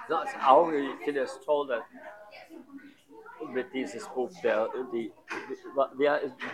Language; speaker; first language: German; non-native, learner; English